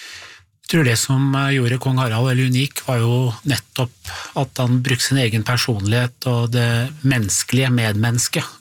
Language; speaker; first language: Norwegian; native; Norwegian